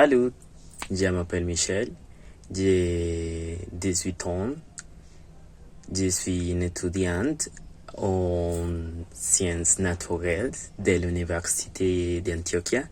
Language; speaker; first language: French; non-native, learner; Spanish